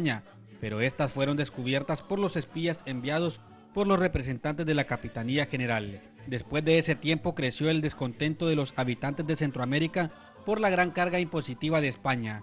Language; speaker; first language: Spanish; native; Spanish